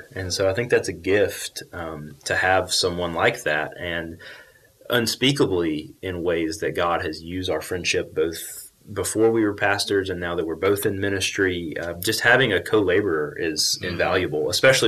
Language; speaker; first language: English; native; English